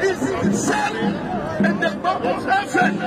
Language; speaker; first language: English; non-native, learner; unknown